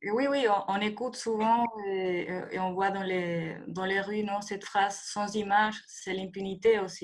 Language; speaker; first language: French; non-native, fluent; Spanish